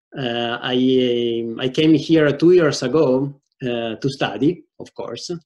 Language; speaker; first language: English; non-native, fluent; Italian